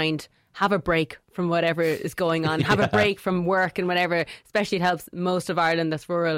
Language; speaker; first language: English; native; English